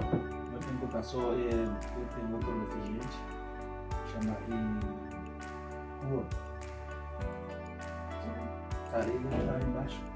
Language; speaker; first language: Portuguese; non-native, learner; Haitian Creole